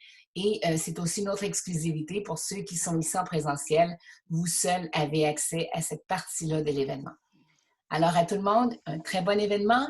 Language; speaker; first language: French; native; French